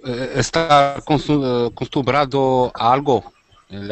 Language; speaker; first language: Spanish; non-native, learner; Arabic